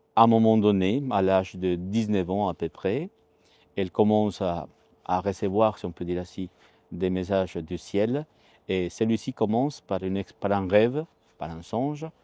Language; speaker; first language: French; non-native, fluent; Spanish